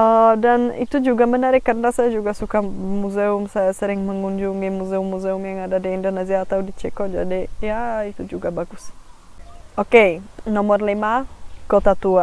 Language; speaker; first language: Indonesian; non-native, fluent; Czech